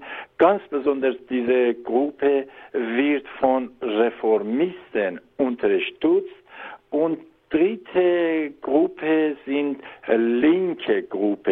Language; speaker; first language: German; non-native, learner; Persian